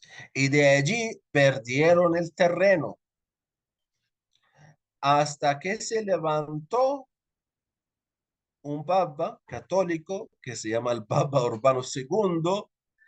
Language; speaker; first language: Spanish; non-native, fluent; Arabic